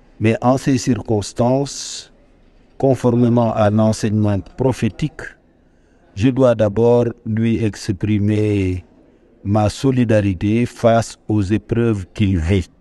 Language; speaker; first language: French; non-native, local second language; Wolof